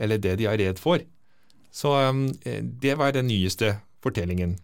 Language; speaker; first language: Norwegian; non-native, fluent; Dutch